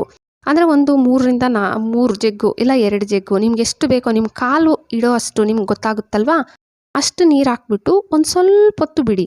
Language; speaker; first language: Kannada; native; Kannada